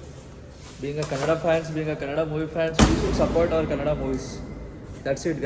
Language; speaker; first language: Kannada; native; Kannada